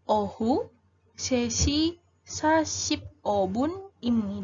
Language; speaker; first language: Korean; non-native, fluent; Indonesian